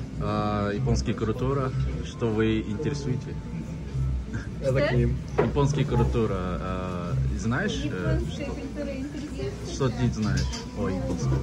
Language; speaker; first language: Russian; non-native, learner; Japanese